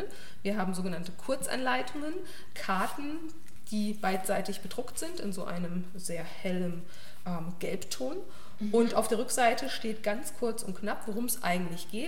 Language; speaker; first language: German; native; German